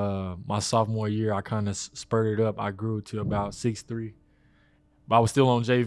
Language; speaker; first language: English; native; English